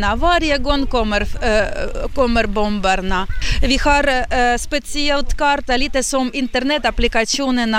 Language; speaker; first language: Swedish; non-native, learner; Ukrainian